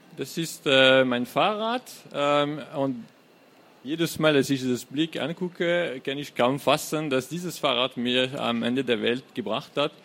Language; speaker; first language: German; non-native, fluent; French